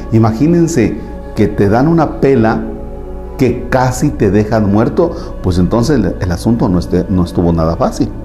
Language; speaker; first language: Spanish; native; Spanish